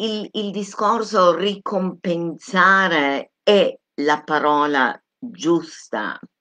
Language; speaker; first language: Italian; non-native, fluent; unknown